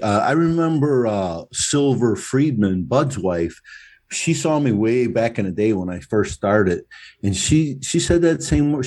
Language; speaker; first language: English; native; English